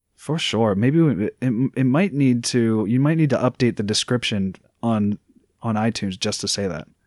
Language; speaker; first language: English; native; English